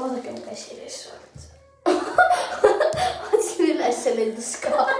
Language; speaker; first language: Estonian; early bilingual, heritage; Estonian